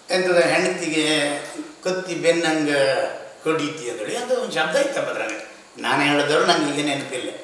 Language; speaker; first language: Kannada; native; Kannada